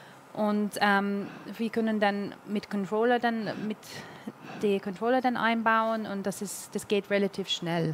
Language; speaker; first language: German; non-native, learner; English